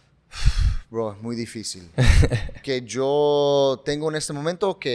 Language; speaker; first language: Spanish; early bilingual, heritage; English